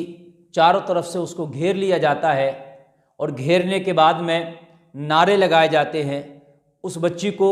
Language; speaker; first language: Urdu; native; Urdu